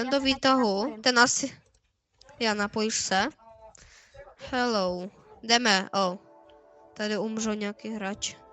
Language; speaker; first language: Czech; early bilingual, other home language; Russian